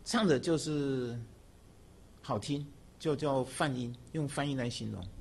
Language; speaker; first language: Chinese; native; Chinese